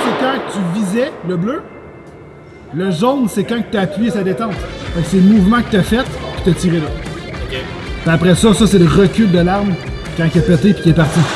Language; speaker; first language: French; native; French